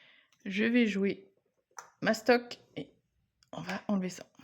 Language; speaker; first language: French; native; French